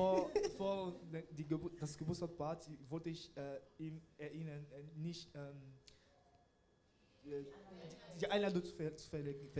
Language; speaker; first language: German; non-native, learner; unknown